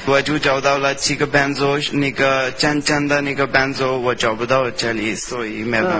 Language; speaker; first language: Chinese; non-native, learner; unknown